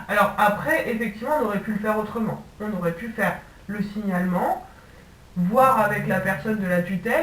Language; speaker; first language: French; native; French